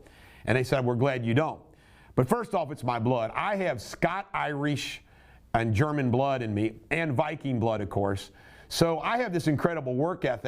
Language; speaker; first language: English; native; English